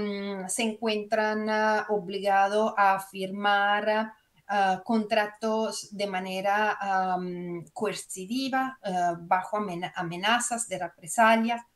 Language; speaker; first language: Spanish; non-native, fluent; Italian